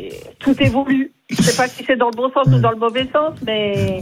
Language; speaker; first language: French; native; French